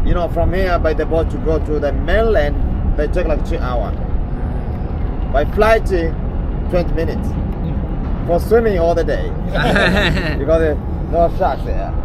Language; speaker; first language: English; non-native, local second language; Swahili